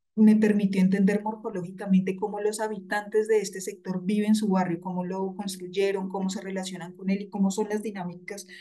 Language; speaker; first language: Spanish; native; Spanish